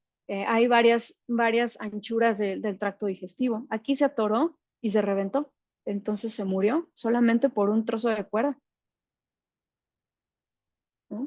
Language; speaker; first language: Spanish; native; Spanish